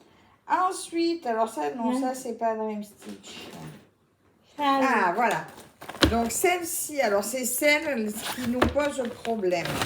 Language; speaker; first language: French; native; French